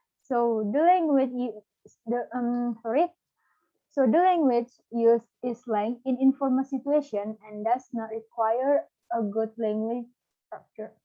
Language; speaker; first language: English; non-native, learner; Balinese